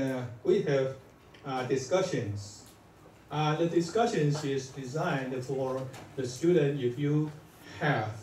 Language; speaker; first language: English; non-native, fluent; Chinese